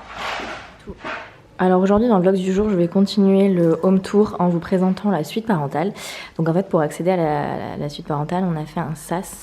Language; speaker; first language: French; native; French